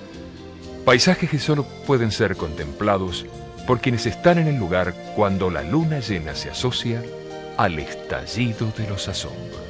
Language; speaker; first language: Spanish; native; Spanish